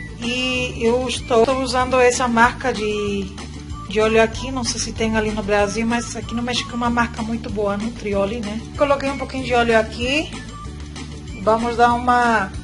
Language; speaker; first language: Portuguese; non-native, fluent; Spanish